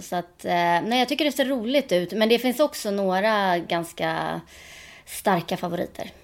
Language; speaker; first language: Swedish; native; Swedish